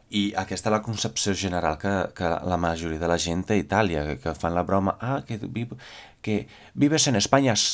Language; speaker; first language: Catalan; non-native, fluent; Italian